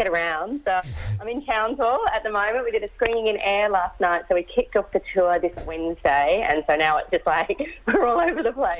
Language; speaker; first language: English; native; English